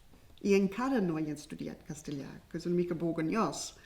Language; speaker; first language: Catalan; non-native, fluent; English